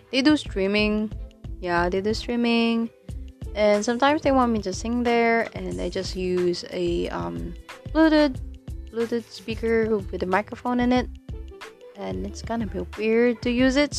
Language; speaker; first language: English; non-native, local second language; Filipino